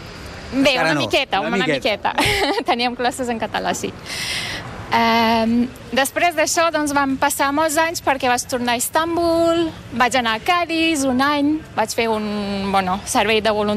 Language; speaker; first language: Catalan; non-native, fluent; Turkish